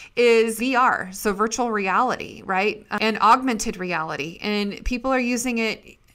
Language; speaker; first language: English; native; English